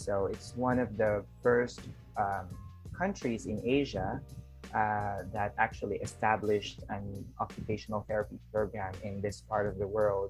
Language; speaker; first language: English; non-native, local second language; Filipino